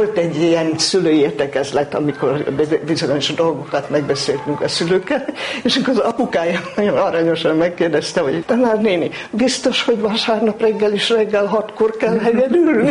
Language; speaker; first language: Hungarian; native; Hungarian